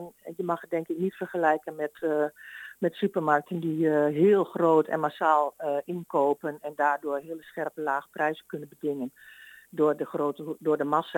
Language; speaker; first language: Dutch; native; Dutch